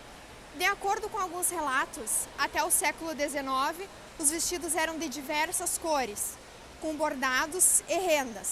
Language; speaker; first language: Portuguese; native; Portuguese